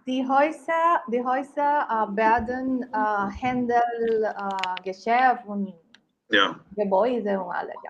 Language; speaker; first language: German; non-native, learner; Spanish